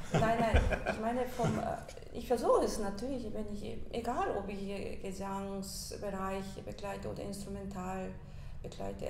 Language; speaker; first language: German; non-native, fluent; Korean